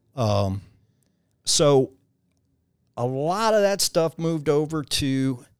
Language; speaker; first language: English; native; English